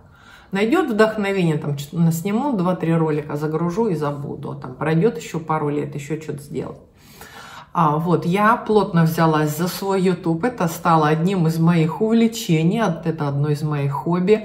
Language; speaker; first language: Russian; native; Russian